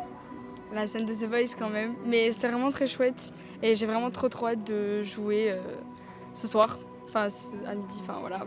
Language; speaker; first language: French; native; French